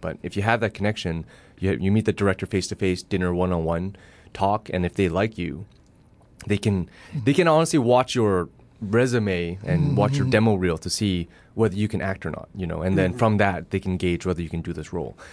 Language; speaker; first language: English; early bilingual, other home language; Chinese